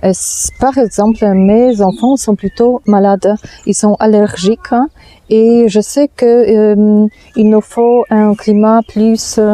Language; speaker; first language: French; non-native, fluent; Polish